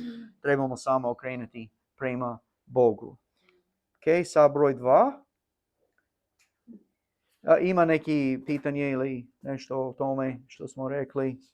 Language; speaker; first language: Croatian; non-native, learner; English